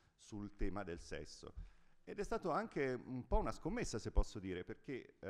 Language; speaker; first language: Italian; native; Italian